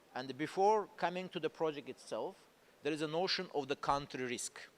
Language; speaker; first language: English; non-native, fluent; Azerbaijani